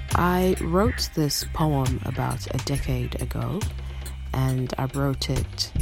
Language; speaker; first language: English; non-native, local second language; Shona